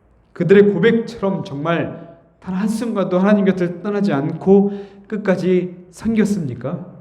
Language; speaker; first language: Korean; native; Korean